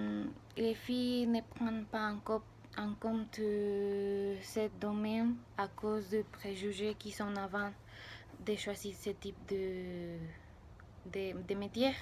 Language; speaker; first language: French; non-native, learner; Spanish